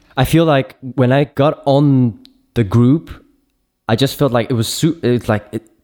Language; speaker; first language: English; non-native, fluent; Greek